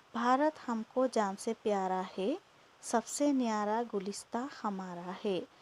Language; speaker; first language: Hindi; non-native, local second language; Assamese